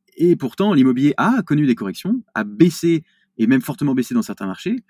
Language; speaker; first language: French; native; French